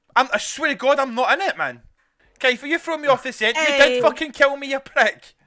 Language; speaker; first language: English; native; English